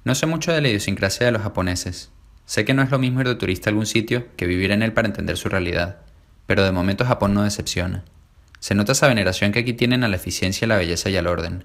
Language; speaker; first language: Spanish; native; Spanish